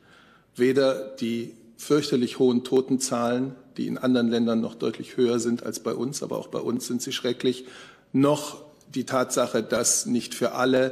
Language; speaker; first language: German; native; German